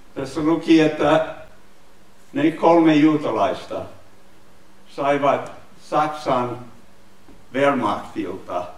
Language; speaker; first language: Finnish; non-native, fluent; English